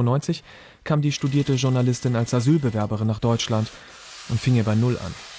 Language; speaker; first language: German; native; German